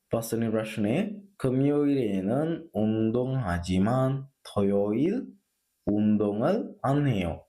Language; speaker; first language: Korean; non-native, fluent; Sinhala